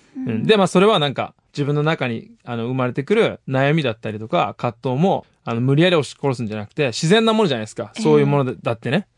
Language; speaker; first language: Japanese; native; Japanese